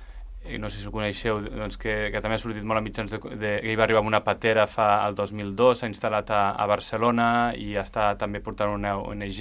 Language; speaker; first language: Catalan; native; Catalan